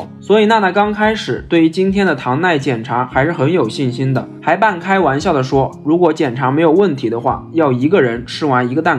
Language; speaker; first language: Chinese; native; Chinese